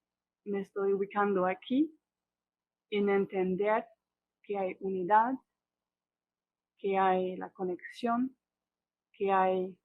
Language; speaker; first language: Spanish; non-native, fluent; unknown